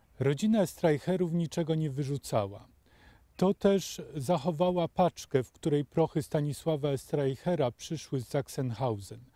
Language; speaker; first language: Polish; native; Polish